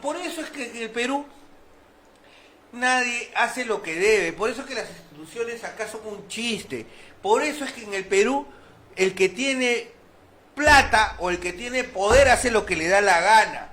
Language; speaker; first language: Spanish; native; Spanish